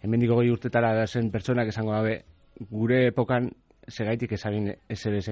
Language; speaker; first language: Basque; native; Basque